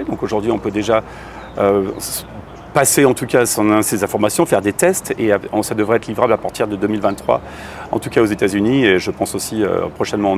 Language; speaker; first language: French; native; French